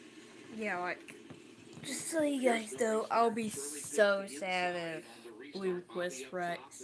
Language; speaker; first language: English; native; English